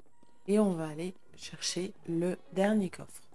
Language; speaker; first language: French; native; French